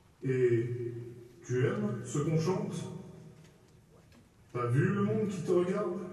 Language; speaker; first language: French; native; French